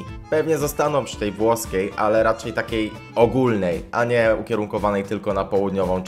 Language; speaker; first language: Polish; native; Polish